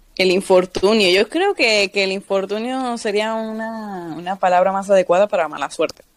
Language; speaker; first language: Spanish; early bilingual, other home language; Portuguese